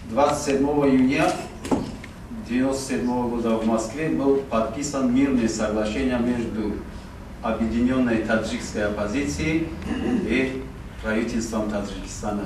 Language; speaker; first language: Russian; non-native, local second language; Tajik